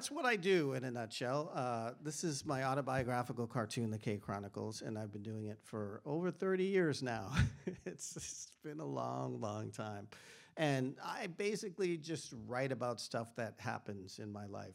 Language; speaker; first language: English; native; English